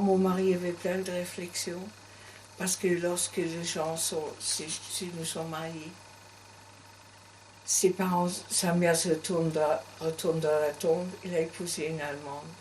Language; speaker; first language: French; non-native, learner; German